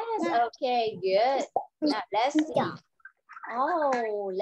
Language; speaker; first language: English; non-native, learner; Vietnamese